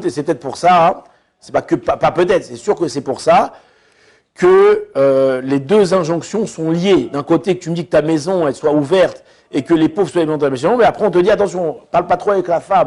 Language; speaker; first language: French; native; French